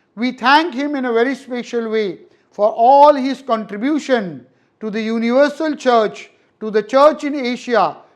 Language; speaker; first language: English; non-native, local second language; Marathi